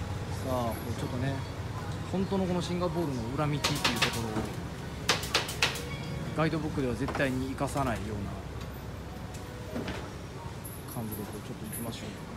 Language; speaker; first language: Japanese; native; Japanese